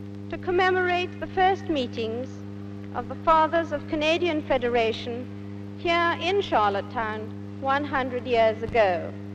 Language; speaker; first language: English; native; English